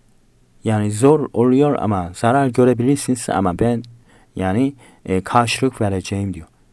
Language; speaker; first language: Turkish; non-native, fluent; Korean